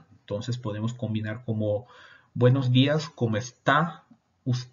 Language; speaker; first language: Spanish; non-native, fluent; Portuguese